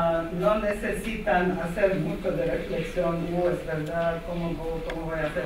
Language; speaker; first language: Spanish; non-native, fluent; Armenian